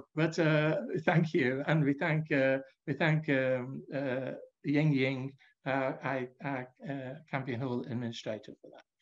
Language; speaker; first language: English; native; English